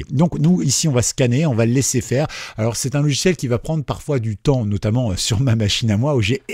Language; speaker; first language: French; native; French